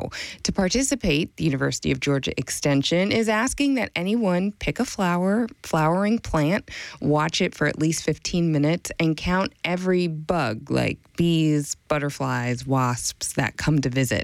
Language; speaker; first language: English; native; English